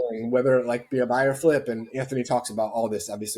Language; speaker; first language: English; native; English